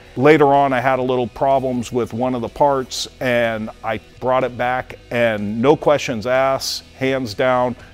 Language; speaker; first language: English; native; English